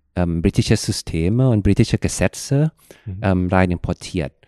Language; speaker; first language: German; non-native, fluent; Thai